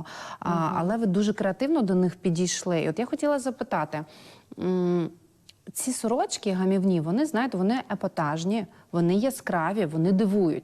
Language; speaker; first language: Ukrainian; native; Ukrainian